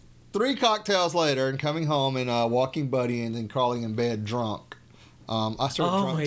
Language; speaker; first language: English; native; English